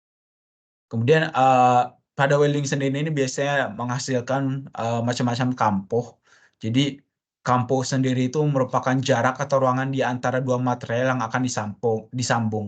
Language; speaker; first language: Indonesian; native; Indonesian